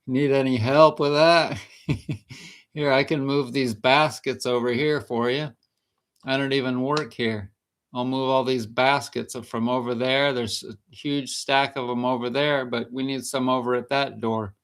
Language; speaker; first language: English; native; English